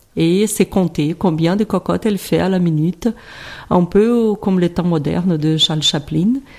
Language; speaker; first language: French; non-native, fluent; Portuguese